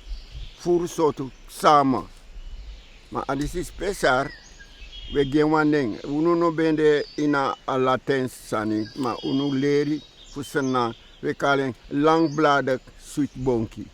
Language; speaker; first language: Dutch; non-native, local second language; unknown